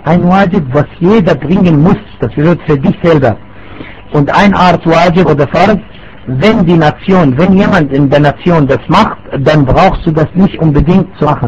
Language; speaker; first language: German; non-native, fluent; Arabic